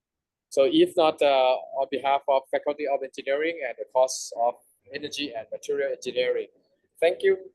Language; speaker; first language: English; non-native, learner; Thai